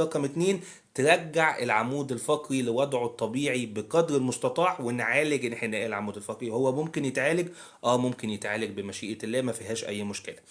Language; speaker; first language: Arabic; native; Arabic